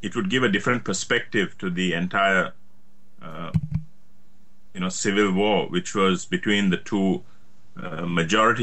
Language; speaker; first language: English; native; English